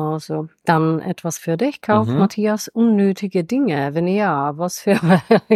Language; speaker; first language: German; non-native, fluent; Czech